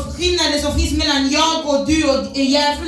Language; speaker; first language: Swedish; non-native, learner; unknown